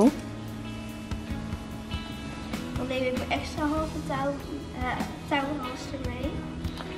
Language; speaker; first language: Dutch; native; Dutch